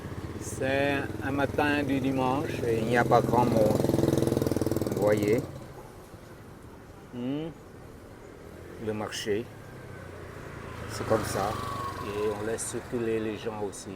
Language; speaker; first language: French; non-native, fluent; Vietnamese